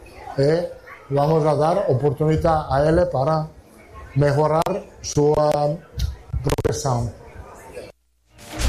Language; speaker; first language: Portuguese; non-native, fluent; Italian